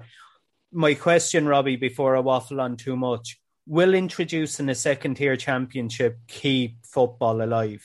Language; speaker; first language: English; native; English